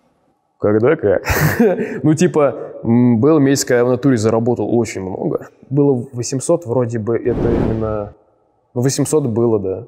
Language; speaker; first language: Russian; native; Russian